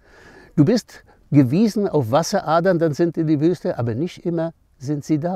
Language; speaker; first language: German; non-native, fluent; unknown